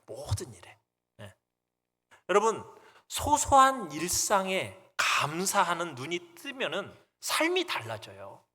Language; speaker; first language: Korean; native; Korean